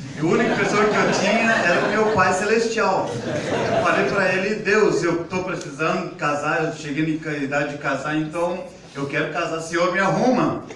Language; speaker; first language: Portuguese; non-native, fluent; Hindi